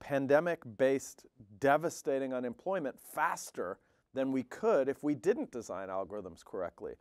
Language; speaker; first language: English; native; English